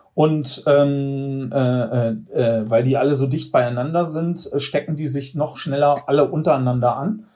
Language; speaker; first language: German; native; German